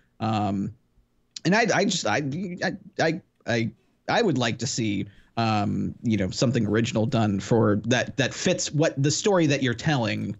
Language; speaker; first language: English; native; English